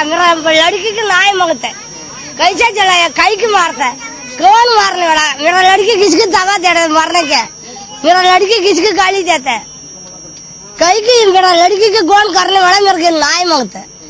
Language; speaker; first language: Hindi; non-native, local second language; Tamil